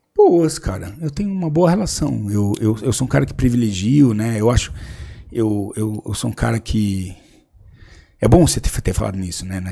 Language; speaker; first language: Portuguese; native; Portuguese